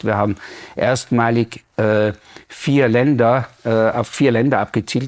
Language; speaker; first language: German; native; German